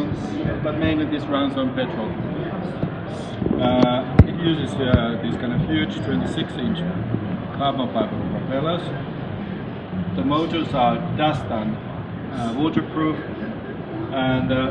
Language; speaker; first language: English; non-native, fluent; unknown